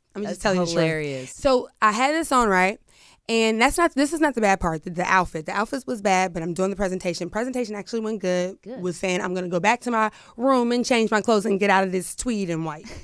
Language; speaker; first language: English; native; English